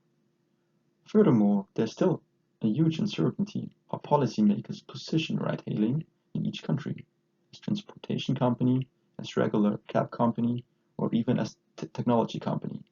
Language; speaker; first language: English; non-native, fluent; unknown